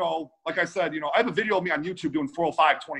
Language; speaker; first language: English; native; English